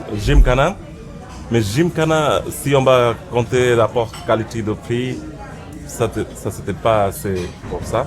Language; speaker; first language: French; non-native, learner; Bangla